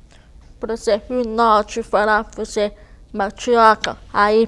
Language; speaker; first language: Portuguese; non-native, local second language; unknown